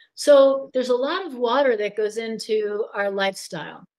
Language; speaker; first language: English; native; English